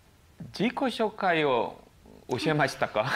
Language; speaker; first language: Japanese; non-native, learner; Korean